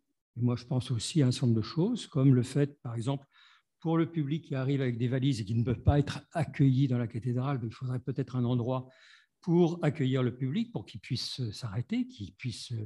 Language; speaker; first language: French; native; French